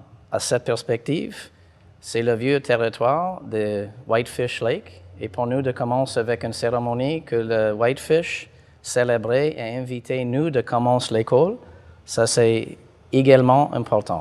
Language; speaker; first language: French; non-native, fluent; English